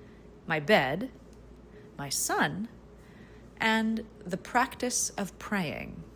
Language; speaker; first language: English; native; English